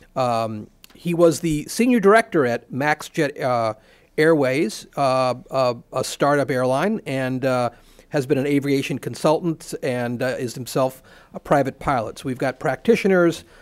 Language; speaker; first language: English; native; English